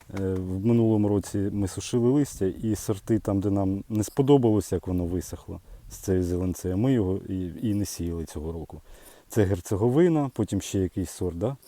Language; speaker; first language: Ukrainian; native; Ukrainian